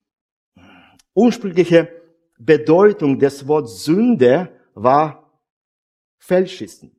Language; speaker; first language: German; non-native, fluent; Russian